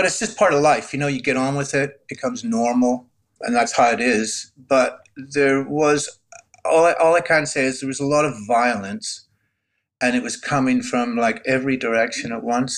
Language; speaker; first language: English; native; English